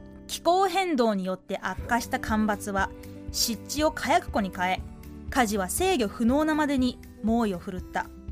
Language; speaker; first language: Japanese; native; Japanese